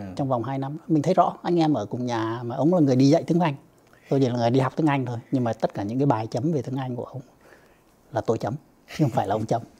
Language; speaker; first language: Vietnamese; native; Vietnamese